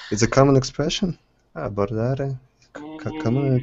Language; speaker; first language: English; non-native, fluent; Russian